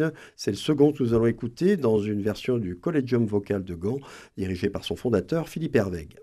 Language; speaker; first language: French; native; French